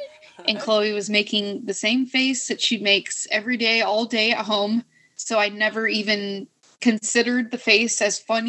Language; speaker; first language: English; native; English